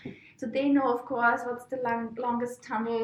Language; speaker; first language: English; non-native, fluent; German